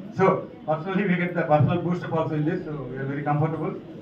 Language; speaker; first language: English; non-native, local second language; Telugu